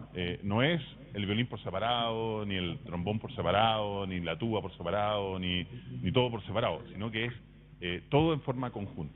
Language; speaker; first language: Spanish; native; Spanish